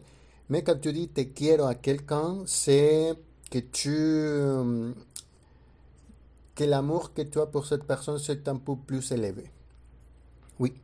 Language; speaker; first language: French; non-native, fluent; Spanish